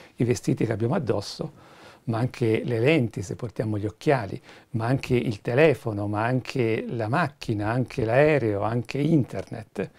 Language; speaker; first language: Italian; native; Italian